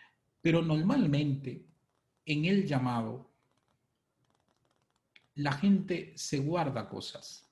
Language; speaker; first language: Spanish; native; Spanish